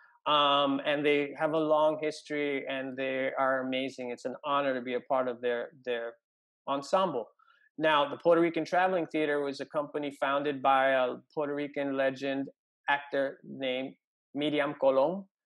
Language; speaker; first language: English; early bilingual, other home language; Spanish